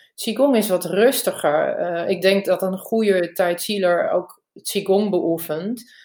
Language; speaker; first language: Dutch; non-native, fluent; German